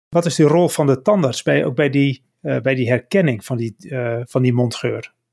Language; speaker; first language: Dutch; native; Dutch